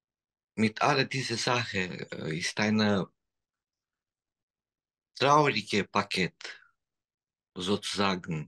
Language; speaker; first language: German; non-native, learner; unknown